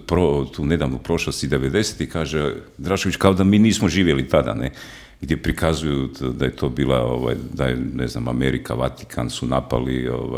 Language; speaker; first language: Croatian; native; Croatian